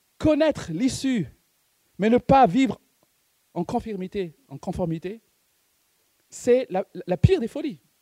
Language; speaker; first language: French; non-native, local second language; Malagasy